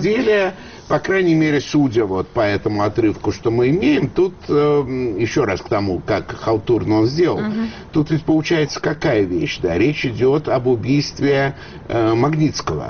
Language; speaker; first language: Russian; native; Russian